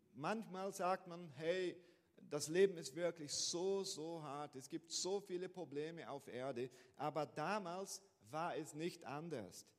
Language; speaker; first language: German; non-native, fluent; Portuguese